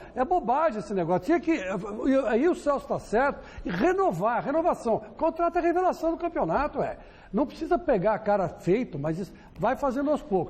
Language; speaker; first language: Portuguese; native; Portuguese